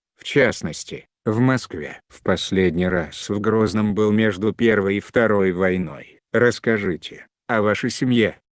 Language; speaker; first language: Russian; non-native, local second language; Chechen